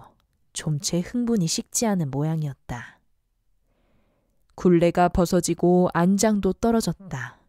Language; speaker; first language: Korean; native; Korean